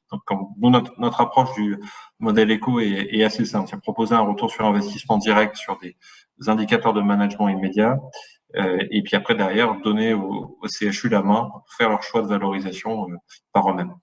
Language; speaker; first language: French; native; French